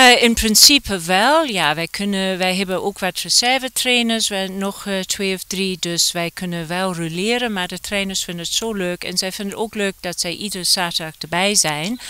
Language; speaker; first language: Dutch; non-native, fluent; English